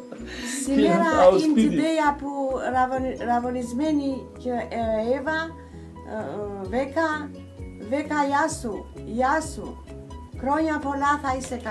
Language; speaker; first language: Greek; non-native, learner; Albanian